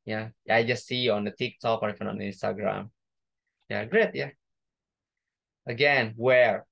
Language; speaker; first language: English; non-native, fluent; Indonesian